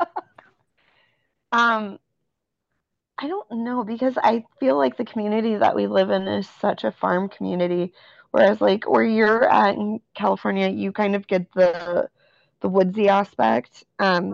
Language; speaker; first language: English; native; English